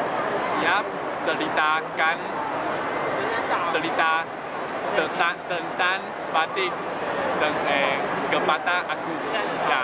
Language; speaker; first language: Indonesian; non-native, learner; Chinese